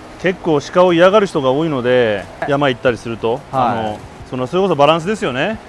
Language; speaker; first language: Japanese; native; Japanese